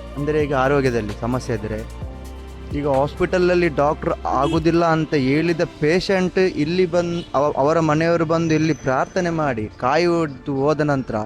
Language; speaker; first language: Kannada; non-native, local second language; Tulu